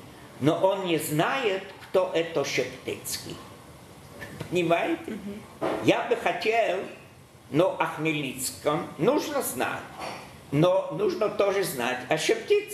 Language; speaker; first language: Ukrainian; non-native, local second language; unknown